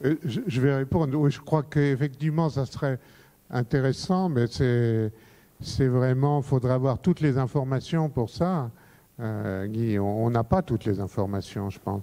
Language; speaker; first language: French; native; French